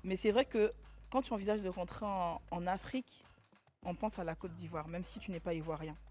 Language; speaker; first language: French; non-native, local second language; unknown